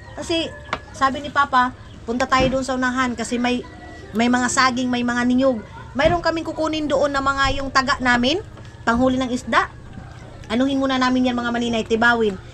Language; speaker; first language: Filipino; non-native, local second language; Cebuano